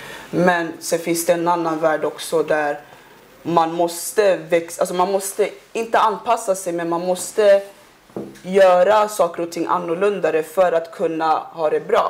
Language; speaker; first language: Swedish; early bilingual, other home language; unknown